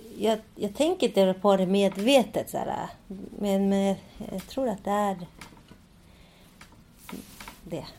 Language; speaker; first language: Swedish; early bilingual, other home language; Spanish